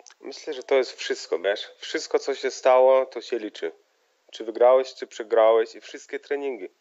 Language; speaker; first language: Polish; early bilingual, heritage; Polish